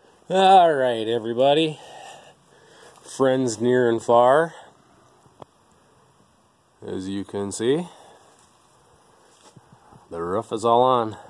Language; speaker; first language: English; native; English